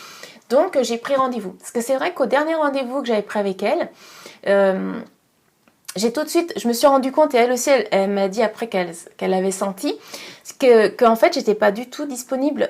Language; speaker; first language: French; native; French